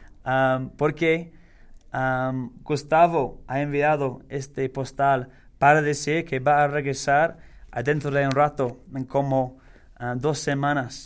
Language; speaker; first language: Spanish; non-native, learner; English